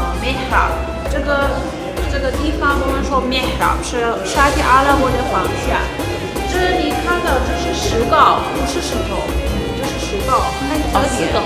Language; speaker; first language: Chinese; non-native, learner; Persian